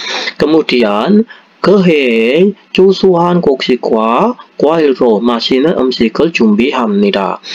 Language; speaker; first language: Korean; non-native, fluent; Indonesian